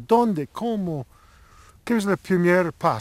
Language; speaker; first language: Spanish; non-native, learner; English